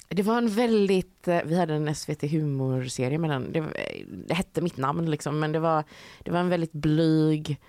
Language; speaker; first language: Swedish; native; Swedish